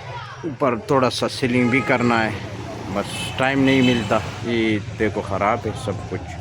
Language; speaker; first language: Hindi; non-native, local second language; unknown